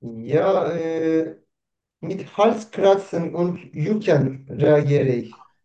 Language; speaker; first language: German; non-native, learner; Turkish